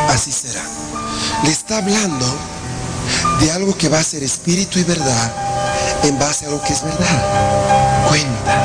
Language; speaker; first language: Spanish; native; Spanish